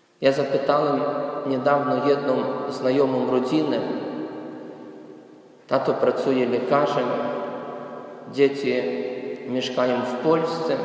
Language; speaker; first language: Polish; non-native, fluent; Ukrainian